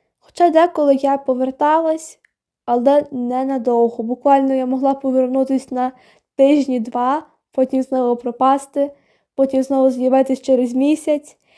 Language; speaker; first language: Ukrainian; non-native, local second language; Russian